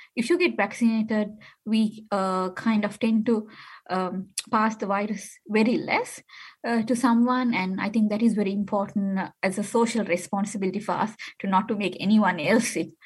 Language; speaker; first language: English; non-native, local second language; Tamil